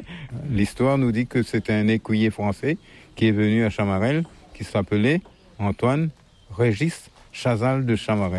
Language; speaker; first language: French; non-native, local second language; Morisyen